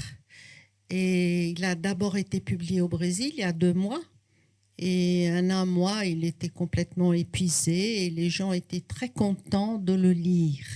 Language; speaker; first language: French; non-native, fluent; Portuguese